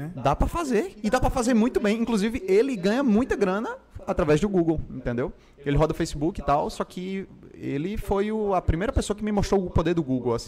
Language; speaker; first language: Portuguese; native; Portuguese